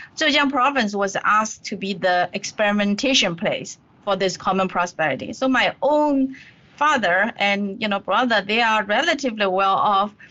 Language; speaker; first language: English; non-native, fluent; Chinese